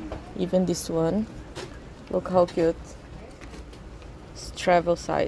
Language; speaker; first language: English; non-native, learner; Portuguese